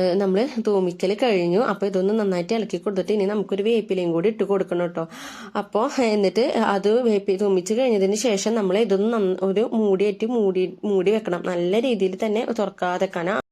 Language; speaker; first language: Malayalam; native; Malayalam